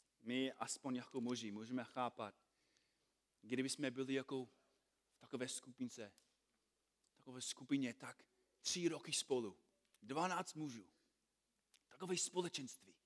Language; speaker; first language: Czech; non-native, fluent; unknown